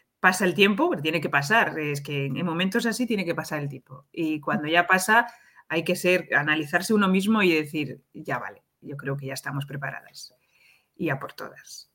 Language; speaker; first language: Spanish; native; Spanish